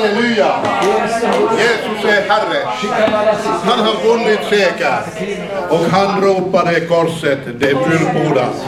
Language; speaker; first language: Swedish; non-native, fluent; Finnish